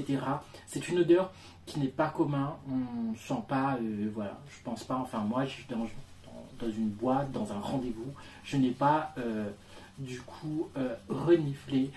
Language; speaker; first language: French; native; French